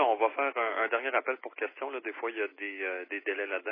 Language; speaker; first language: French; native; French